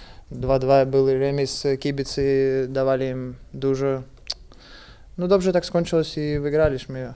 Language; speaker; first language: Polish; non-native, learner; Russian